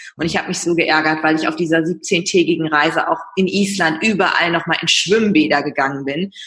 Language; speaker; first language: German; native; German